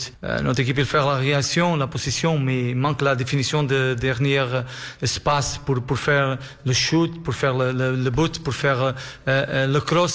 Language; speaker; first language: French; non-native, learner; Portuguese